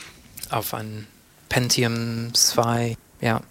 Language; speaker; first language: German; non-native, fluent; English